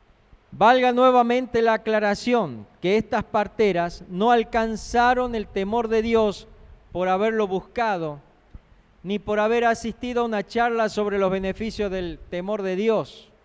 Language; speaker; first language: Spanish; native; Spanish